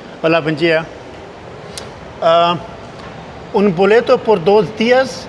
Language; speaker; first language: Spanish; non-native, learner; Hindi